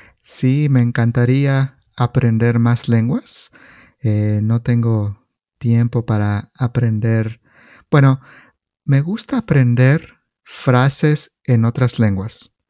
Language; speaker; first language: Spanish; native; Spanish